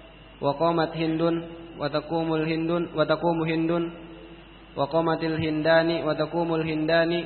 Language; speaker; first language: Arabic; non-native, learner; Indonesian